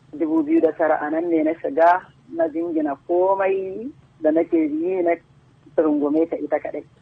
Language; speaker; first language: Hausa; native; Hausa